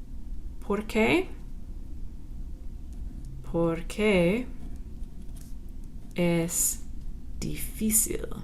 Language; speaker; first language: Spanish; non-native, fluent; English